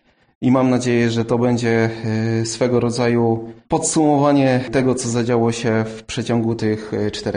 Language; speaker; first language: Polish; native; Polish